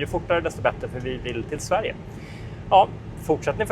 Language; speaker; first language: Swedish; native; Swedish